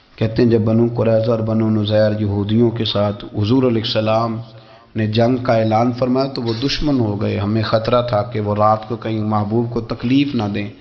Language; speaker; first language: Urdu; non-native, local second language; Punjabi